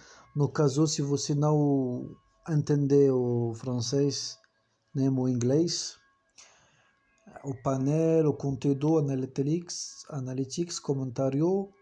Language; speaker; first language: Portuguese; non-native, learner; French